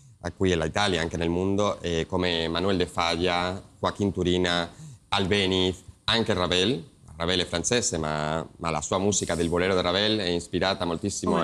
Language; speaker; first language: Italian; non-native, learner; Spanish